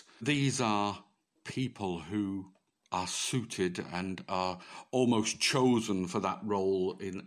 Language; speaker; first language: English; native; English